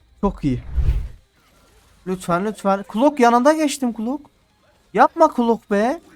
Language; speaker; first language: Turkish; native; Turkish